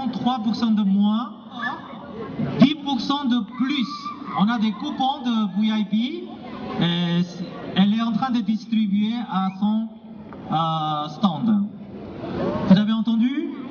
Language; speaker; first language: French; non-native, fluent; Korean